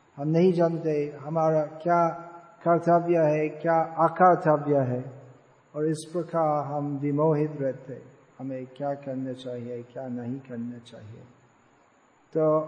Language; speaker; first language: Hindi; non-native, fluent; English